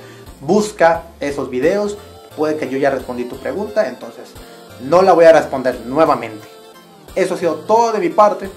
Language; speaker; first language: Spanish; native; Spanish